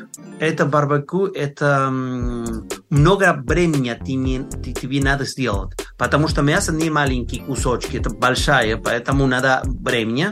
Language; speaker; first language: Russian; non-native, learner; Spanish